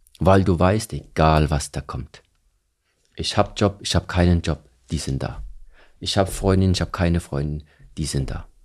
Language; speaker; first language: German; early bilingual, other home language; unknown